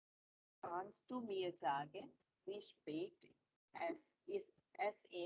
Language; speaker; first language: German; non-native, learner; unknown